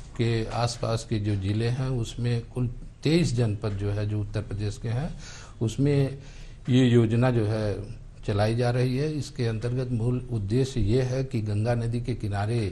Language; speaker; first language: Hindi; native; Hindi